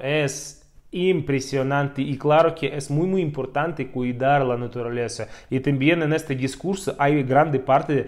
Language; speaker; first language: Spanish; non-native, fluent; Russian